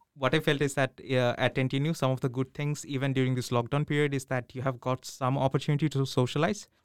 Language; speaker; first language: English; non-native, local second language; Bangla